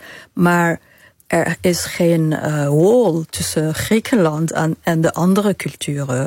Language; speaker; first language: Dutch; non-native, fluent; Arabic